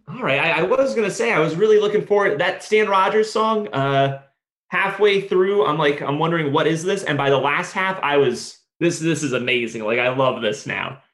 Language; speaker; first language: English; native; English